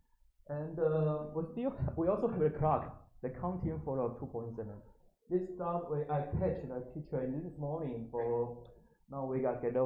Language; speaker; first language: English; non-native, learner; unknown